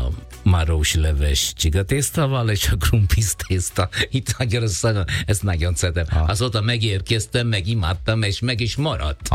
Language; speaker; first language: Hungarian; non-native, fluent; Italian